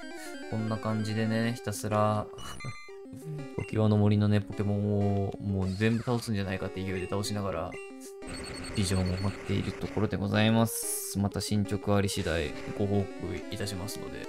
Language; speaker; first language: Japanese; native; Japanese